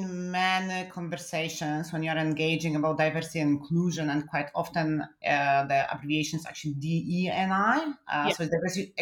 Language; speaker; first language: English; non-native, fluent; Polish